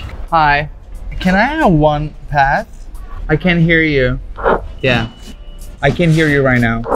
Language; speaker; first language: English; non-native, learner; Turkish